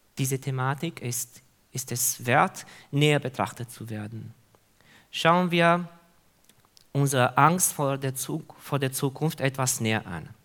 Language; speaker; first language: German; non-native, fluent; Hungarian